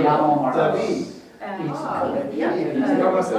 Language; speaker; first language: Spanish; non-native, learner; English